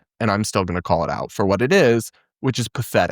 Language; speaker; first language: English; native; English